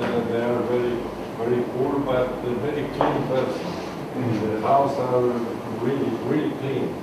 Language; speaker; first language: English; non-native, learner; Romanian